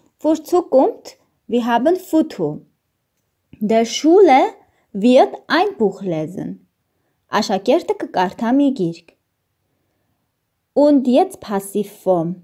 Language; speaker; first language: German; non-native, learner; Armenian